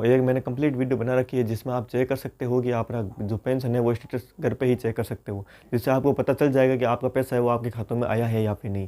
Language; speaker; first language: Hindi; non-native, local second language; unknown